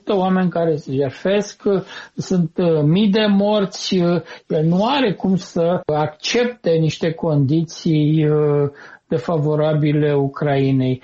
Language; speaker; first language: Romanian; native; Romanian